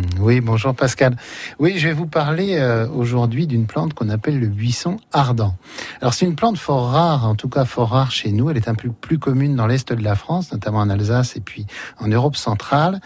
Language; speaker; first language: French; native; French